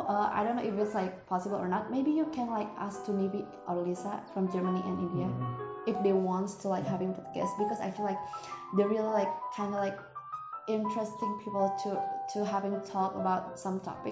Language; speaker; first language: English; non-native, learner; Indonesian